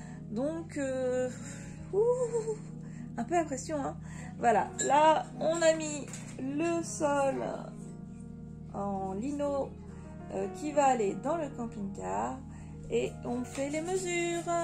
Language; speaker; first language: French; native; French